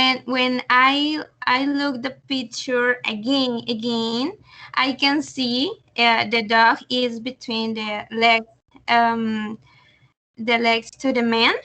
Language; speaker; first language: English; non-native, learner; Spanish